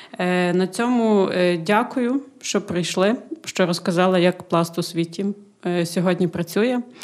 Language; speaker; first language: Ukrainian; native; Ukrainian